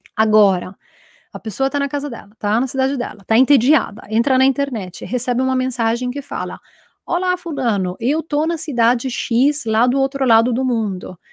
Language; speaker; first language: Portuguese; non-native, fluent; Italian